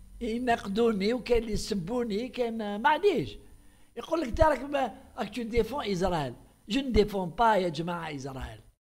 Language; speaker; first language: French; non-native, local second language; Arabic